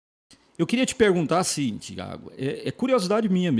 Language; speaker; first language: Portuguese; native; Portuguese